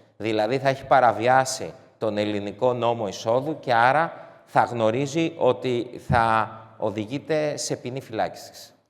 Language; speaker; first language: Greek; native; Greek